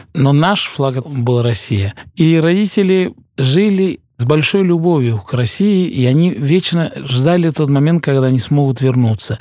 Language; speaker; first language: Russian; early bilingual, heritage; Russian